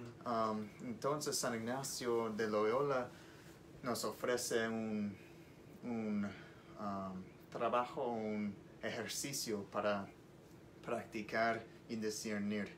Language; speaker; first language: Spanish; non-native, learner; English